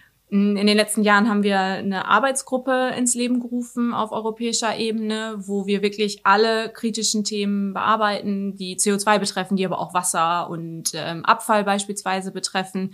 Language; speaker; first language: German; native; German